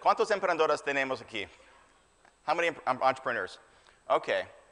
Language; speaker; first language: Spanish; non-native, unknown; English